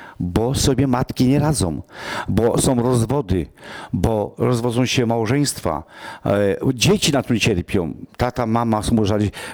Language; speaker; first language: Polish; non-native, local second language; Romany